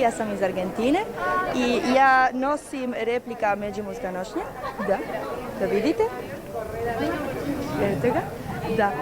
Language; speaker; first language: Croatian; non-native, learner; Spanish